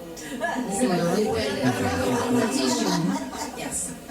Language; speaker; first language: English; non-native, fluent; Romanian